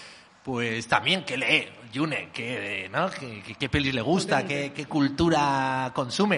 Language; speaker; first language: Spanish; native; Spanish